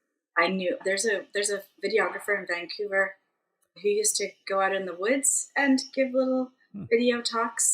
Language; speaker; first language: English; native; English